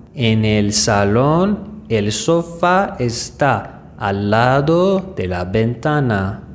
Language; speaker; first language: Spanish; non-native, fluent; Persian